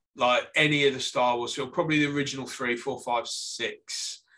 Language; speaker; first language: English; native; English